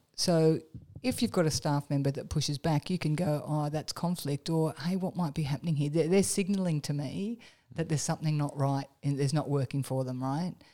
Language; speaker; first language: English; native; English